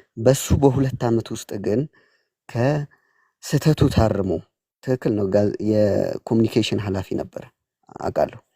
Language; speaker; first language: Amharic; non-native, local second language; Tigrinya